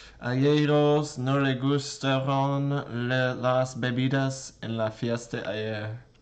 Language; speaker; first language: Spanish; non-native, learner; English